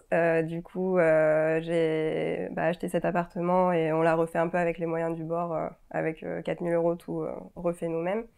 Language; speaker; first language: French; native; French